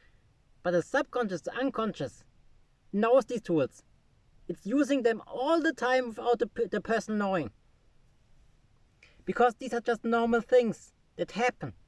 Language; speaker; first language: English; non-native, fluent; German